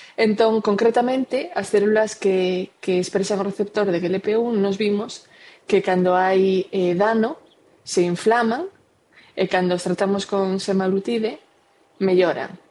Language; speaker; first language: Galician; non-native, local second language; Spanish